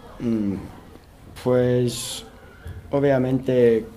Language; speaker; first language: Spanish; non-native, learner; English